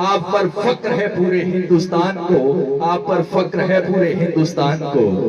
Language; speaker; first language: Hindi; native; Hindi